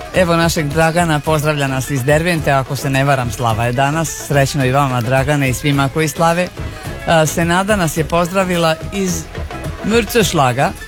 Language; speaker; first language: Serbian; native; Serbian